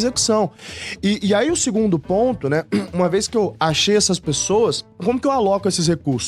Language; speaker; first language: Portuguese; native; Portuguese